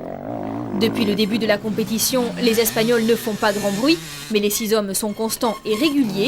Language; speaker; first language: French; native; French